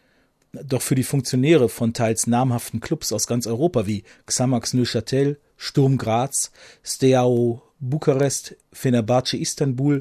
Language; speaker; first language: German; native; German